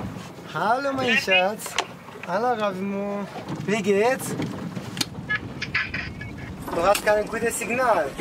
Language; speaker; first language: German; non-native, fluent; Greek